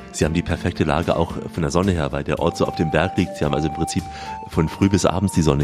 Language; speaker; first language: German; native; German